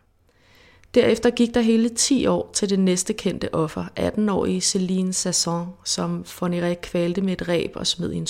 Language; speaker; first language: Danish; native; Danish